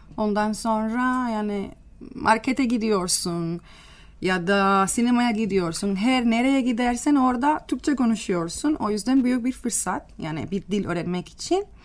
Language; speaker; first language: Turkish; non-native, fluent; Spanish